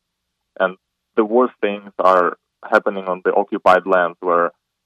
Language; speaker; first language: English; non-native, fluent; Ukrainian